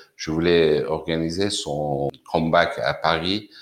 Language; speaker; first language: French; non-native, fluent; Persian